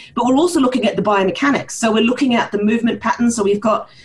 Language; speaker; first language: English; early bilingual, heritage; Norwegian